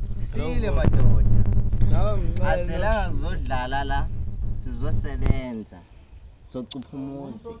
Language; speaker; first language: Zulu; non-native, local second language; Xhosa